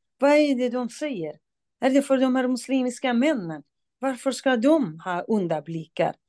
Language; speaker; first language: Swedish; non-native, fluent; Kurdish